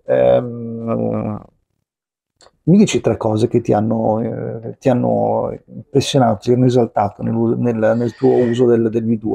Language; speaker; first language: Italian; native; Italian